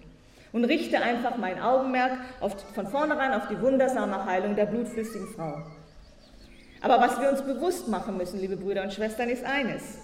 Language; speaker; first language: German; native; German